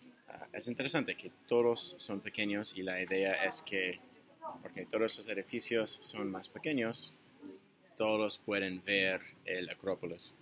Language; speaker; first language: Spanish; non-native, learner; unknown